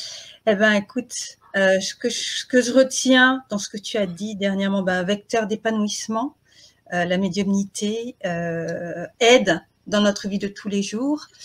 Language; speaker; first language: French; native; French